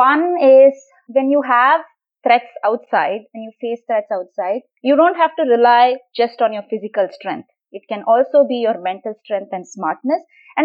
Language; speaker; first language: English; non-native, local second language; Tamil